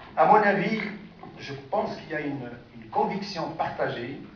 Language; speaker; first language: French; non-native, local second language; Arabic